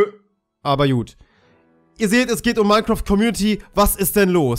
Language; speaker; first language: German; native; German